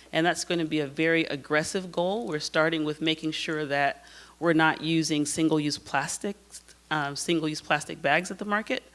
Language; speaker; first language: English; native; English